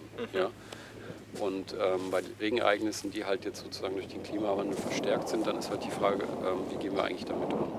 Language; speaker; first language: German; native; German